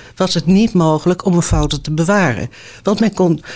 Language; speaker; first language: Dutch; native; Dutch